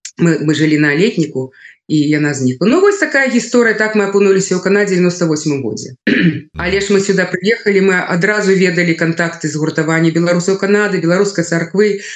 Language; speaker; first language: Belarusian; non-native, local second language; Russian